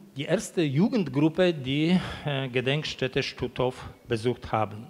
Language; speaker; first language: German; non-native, fluent; Polish